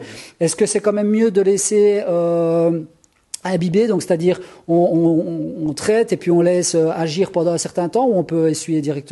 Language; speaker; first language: French; native; French